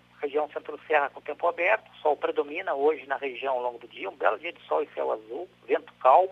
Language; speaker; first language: Portuguese; native; Portuguese